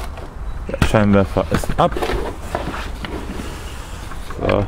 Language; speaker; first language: German; early bilingual, other home language; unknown